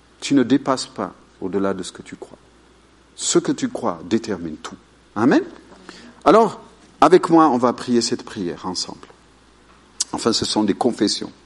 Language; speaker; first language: French; non-native, fluent; Amharic